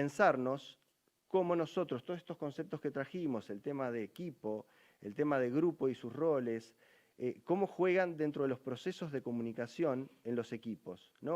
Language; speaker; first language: Spanish; native; Spanish